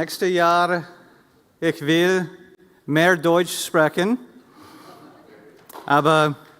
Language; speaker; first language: German; non-native, learner; English